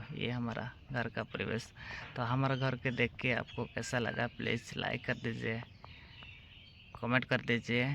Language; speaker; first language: Hindi; non-native, local second language; Odia